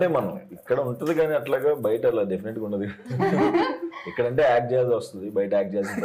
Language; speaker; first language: Telugu; native; Telugu